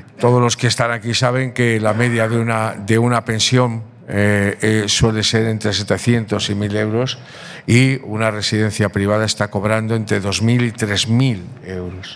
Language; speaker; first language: Spanish; native; Spanish